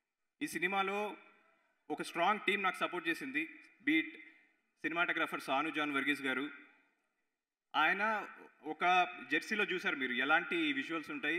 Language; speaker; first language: Telugu; native; Telugu